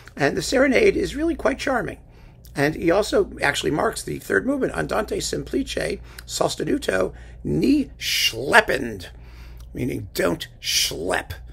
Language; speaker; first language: English; native; English